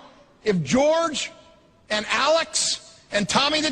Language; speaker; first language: English; native; English